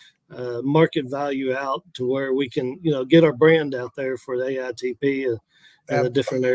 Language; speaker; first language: English; native; English